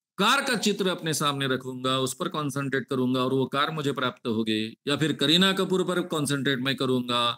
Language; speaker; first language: Hindi; non-native, local second language; Marathi